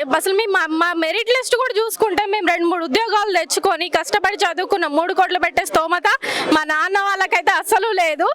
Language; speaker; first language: Telugu; native; Telugu